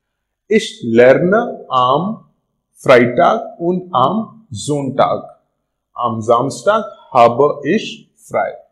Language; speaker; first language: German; non-native, learner; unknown